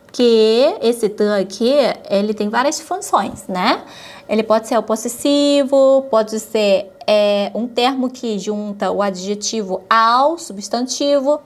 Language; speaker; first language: Portuguese; non-native, fluent; Chinese